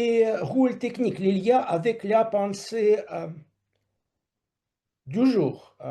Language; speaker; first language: French; non-native, fluent; Russian